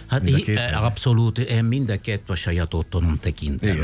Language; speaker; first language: Hungarian; non-native, fluent; Italian